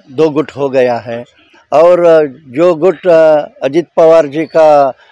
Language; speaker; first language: Hindi; non-native, local second language; Kannada